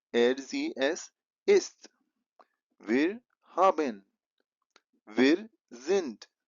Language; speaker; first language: German; non-native, fluent; Hindi